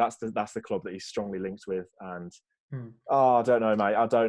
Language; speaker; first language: English; native; English